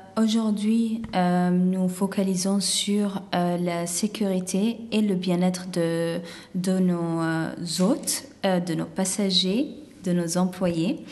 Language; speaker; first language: French; non-native, fluent; Arabic